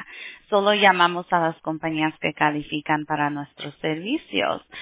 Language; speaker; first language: Spanish; early bilingual, heritage; Spanish